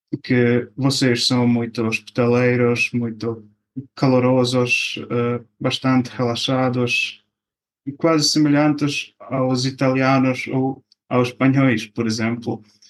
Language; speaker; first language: Portuguese; non-native, fluent; Bosnian